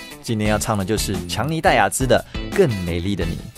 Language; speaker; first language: Chinese; early bilingual, other home language; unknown